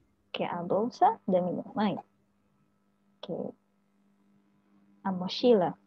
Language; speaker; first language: Portuguese; non-native, fluent; Indonesian